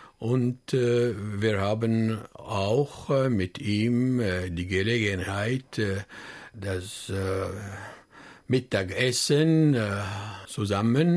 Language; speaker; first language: German; non-native, fluent; Arabic